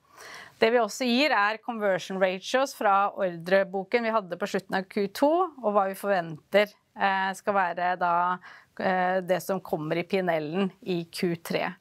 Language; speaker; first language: Norwegian; native; Norwegian